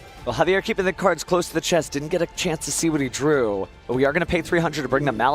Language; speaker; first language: English; native; English